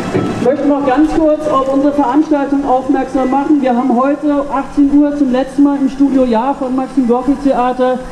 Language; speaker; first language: German; native; German